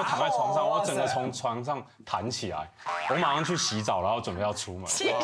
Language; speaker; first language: Chinese; native; Chinese